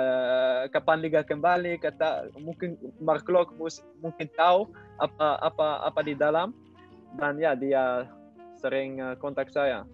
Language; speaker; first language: Indonesian; non-native, learner; Dutch